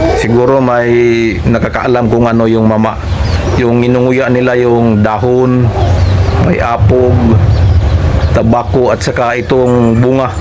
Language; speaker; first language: Filipino; non-native, local second language; Cebuano